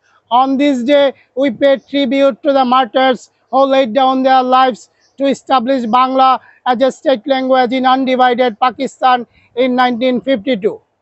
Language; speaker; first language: English; non-native, local second language; Bangla